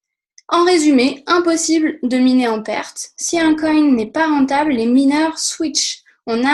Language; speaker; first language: French; native; French